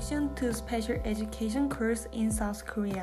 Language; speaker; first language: English; non-native, learner; Korean